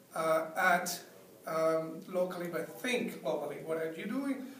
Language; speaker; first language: English; non-native, fluent; Spanish